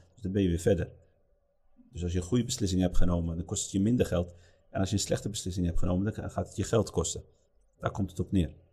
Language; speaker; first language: Dutch; early bilingual, other home language; Riffian